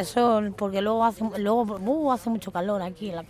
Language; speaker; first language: Spanish; native; Spanish